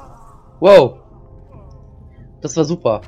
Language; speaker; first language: German; native; German